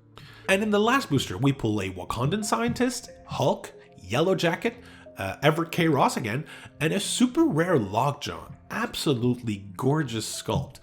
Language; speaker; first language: English; native; English